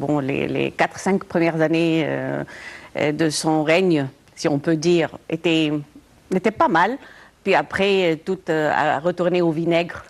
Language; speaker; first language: French; non-native, local second language; Arabic